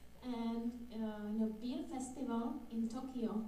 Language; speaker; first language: English; non-native, fluent; Czech